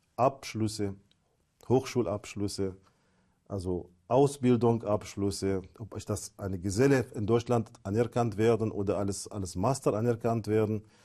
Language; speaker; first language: German; non-native, fluent; Arabic